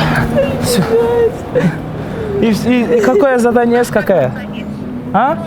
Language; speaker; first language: Russian; non-native, local second language; Kyrgyz